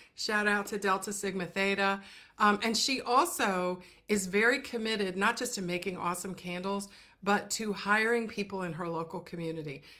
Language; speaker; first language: English; native; English